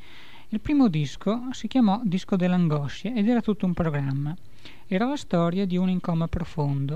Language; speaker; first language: Italian; native; Italian